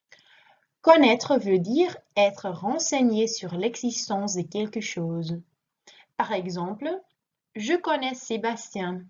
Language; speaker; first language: French; non-native, learner; Dutch